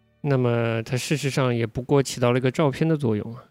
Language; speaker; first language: Chinese; native; Chinese